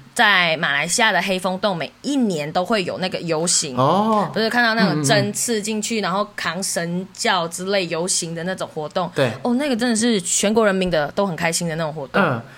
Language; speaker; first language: Chinese; native; Chinese